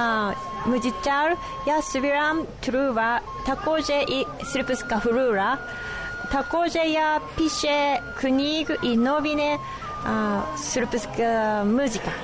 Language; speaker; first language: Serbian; non-native, learner; Japanese